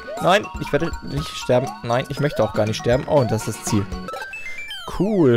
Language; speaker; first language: German; native; German